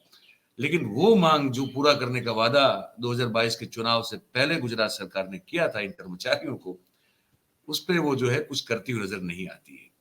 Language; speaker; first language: Hindi; non-native, local second language; Gujarati